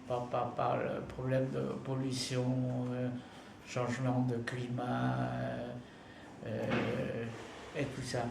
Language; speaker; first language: French; non-native, fluent; Vietnamese